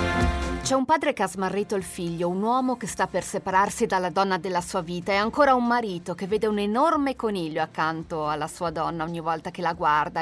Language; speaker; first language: Italian; native; Italian